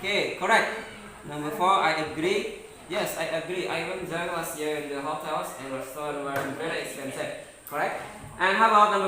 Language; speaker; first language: English; non-native, fluent; Indonesian